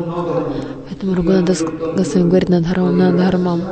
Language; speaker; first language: Russian; non-native, learner; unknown